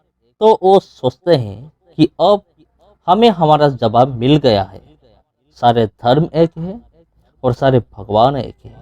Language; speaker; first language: Hindi; non-native, local second language; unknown